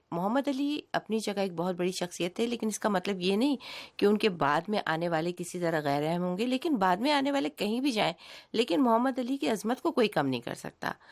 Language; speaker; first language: Urdu; native; Urdu